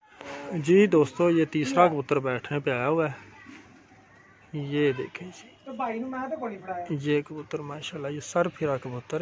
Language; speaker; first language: Hindi; non-native, local second language; Punjabi